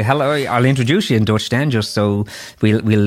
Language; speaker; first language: English; native; English